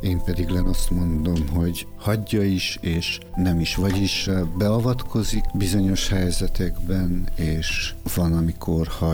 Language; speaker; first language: Hungarian; native; Hungarian